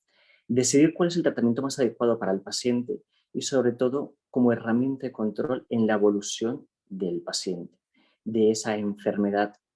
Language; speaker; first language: Spanish; native; Spanish